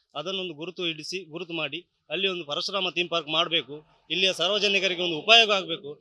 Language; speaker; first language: Kannada; native; Kannada